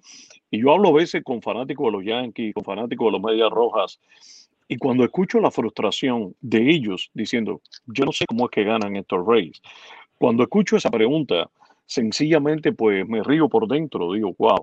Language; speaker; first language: Spanish; native; Spanish